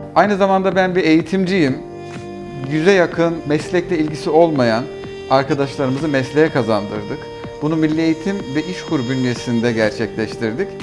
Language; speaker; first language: Turkish; early bilingual, heritage; Turkish